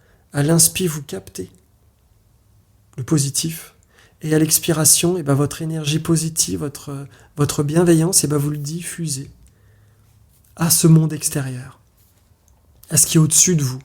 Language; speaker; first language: French; native; French